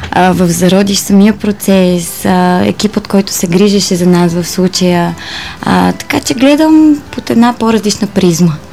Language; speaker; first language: Bulgarian; native; Bulgarian